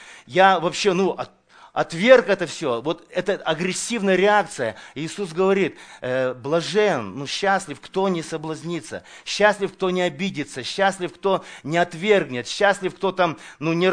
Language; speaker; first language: Russian; native; Russian